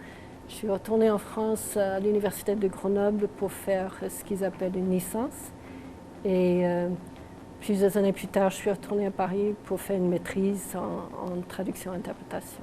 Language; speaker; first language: French; non-native, local second language; English